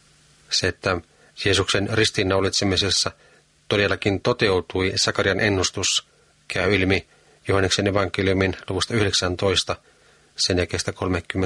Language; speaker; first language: Finnish; native; Finnish